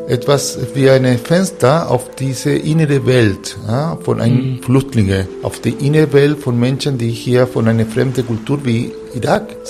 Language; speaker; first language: German; non-native, fluent; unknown